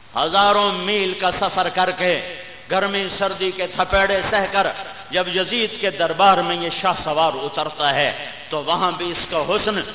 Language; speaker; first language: Urdu; non-native, local second language; Punjabi